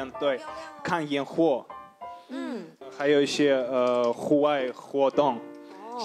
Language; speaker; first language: Chinese; non-native, fluent; Russian